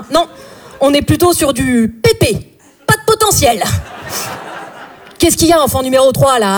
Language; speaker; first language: French; native; French